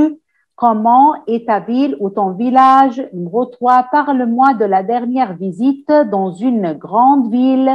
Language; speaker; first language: French; non-native, fluent; Arabic